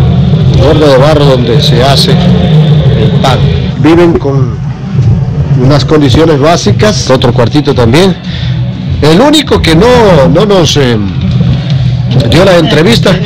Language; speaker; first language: Spanish; native; Spanish